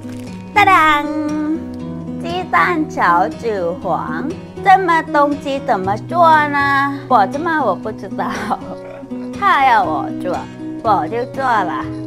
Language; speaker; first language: Chinese; non-native, learner; Thai